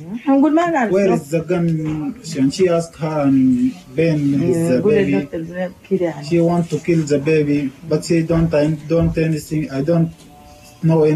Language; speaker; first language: English; non-native, learner; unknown